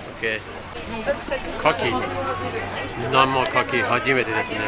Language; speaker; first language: Japanese; non-native, learner; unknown